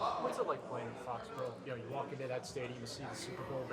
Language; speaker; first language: English; native; English